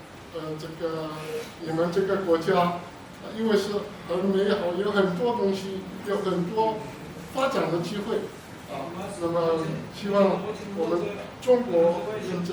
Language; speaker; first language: Chinese; early bilingual, heritage; Chinese